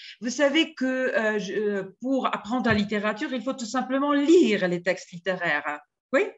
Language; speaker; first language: French; non-native, fluent; Georgian